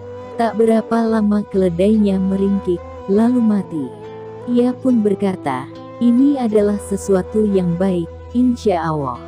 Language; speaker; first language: Indonesian; native; Indonesian